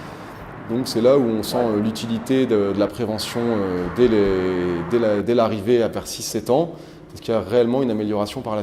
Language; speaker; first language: French; native; French